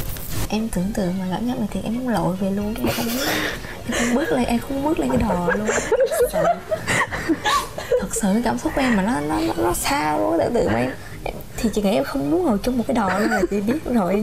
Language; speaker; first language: Vietnamese; native; Vietnamese